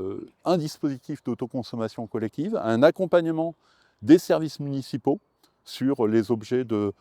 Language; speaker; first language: French; native; French